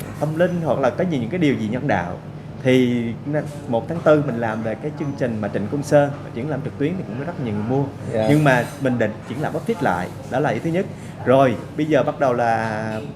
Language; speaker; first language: Vietnamese; native; Vietnamese